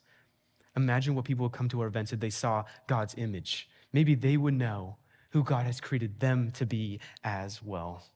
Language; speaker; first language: English; native; English